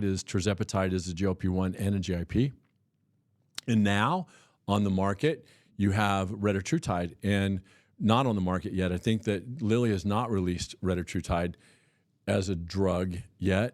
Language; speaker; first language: English; native; English